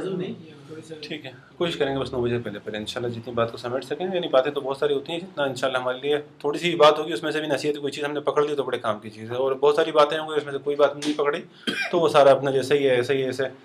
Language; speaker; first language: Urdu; non-native, fluent; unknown